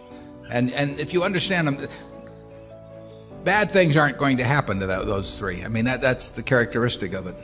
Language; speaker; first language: English; native; English